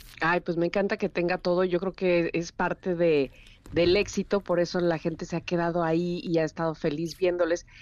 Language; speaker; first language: Spanish; native; Spanish